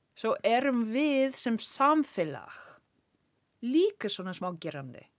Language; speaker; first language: Icelandic; non-native, learner; English